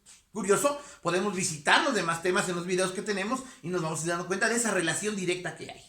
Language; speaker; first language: Spanish; native; Spanish